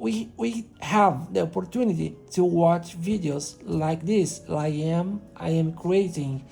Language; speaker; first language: English; non-native, learner; Portuguese